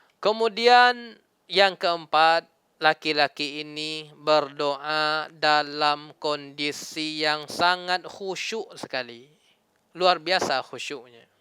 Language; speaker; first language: Malay; non-native, local second language; Minangkabau